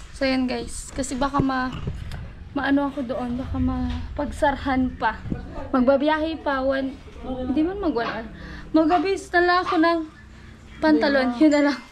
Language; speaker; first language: Filipino; non-native, local second language; Bikol